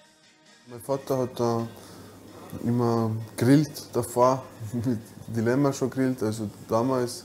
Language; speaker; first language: German; early bilingual, other home language; Bosnian